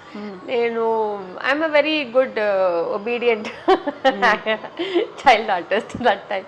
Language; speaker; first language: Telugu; non-native, local second language; Tamil